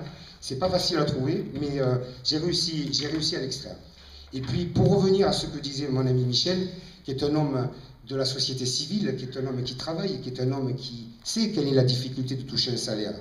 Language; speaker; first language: French; native; French